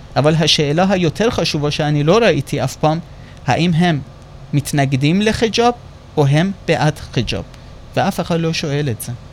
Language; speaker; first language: Hebrew; non-native, fluent; Persian